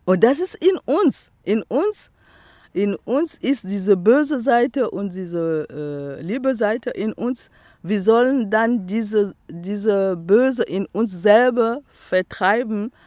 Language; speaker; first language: German; non-native, local second language; French